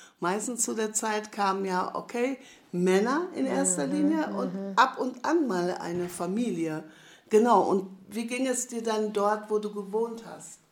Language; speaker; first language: German; native; German